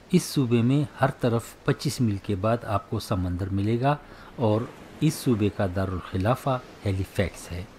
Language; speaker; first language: Urdu; native; Urdu